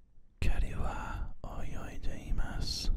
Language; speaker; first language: Japanese; non-native, learner; English